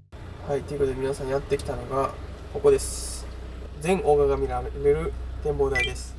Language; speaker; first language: Japanese; native; Japanese